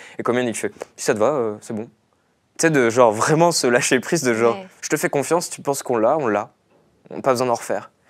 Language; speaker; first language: French; native; French